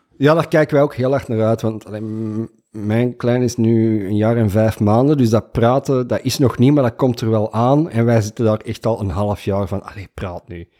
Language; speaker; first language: Dutch; native; Dutch